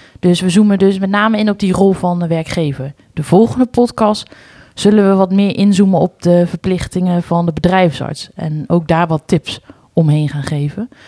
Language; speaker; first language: Dutch; native; Dutch